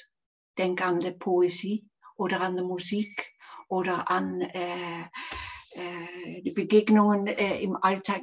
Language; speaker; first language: German; non-native, fluent; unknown